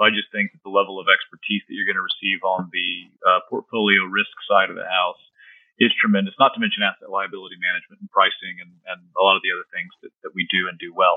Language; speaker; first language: English; native; English